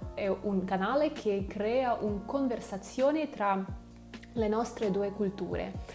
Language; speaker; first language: Italian; non-native, fluent; Russian